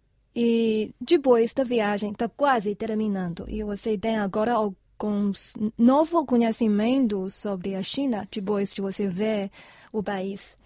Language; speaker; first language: Portuguese; non-native, fluent; Chinese